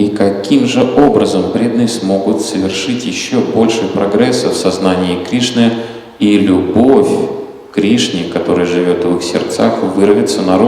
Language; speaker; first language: Russian; native; Russian